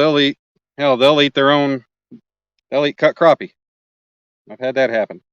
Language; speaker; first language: English; native; English